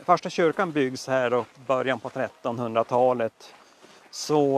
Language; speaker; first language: Swedish; native; Swedish